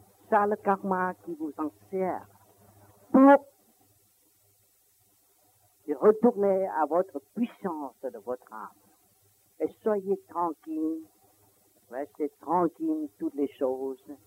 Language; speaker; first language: French; non-native, learner; Vietnamese